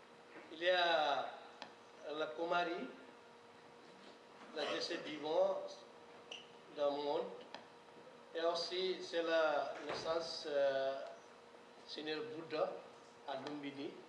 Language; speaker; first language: French; non-native, learner; Nepali